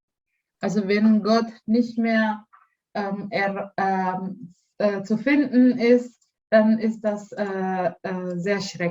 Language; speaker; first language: German; non-native, learner; Indonesian